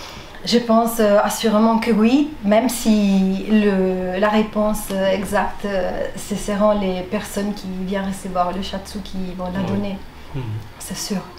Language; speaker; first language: French; non-native, fluent; Italian